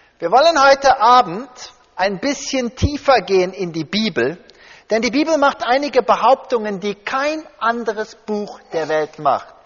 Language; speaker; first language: German; early bilingual, heritage; German